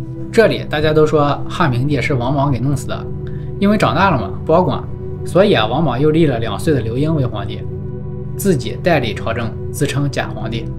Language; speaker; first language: Chinese; native; Chinese